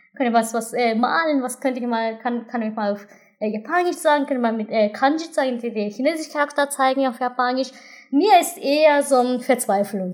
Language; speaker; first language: German; non-native, learner; Japanese